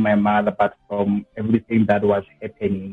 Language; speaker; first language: English; non-native, local second language; Southern Sotho